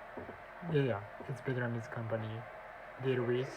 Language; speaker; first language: English; non-native, learner; Japanese